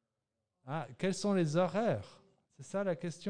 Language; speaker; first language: French; native; French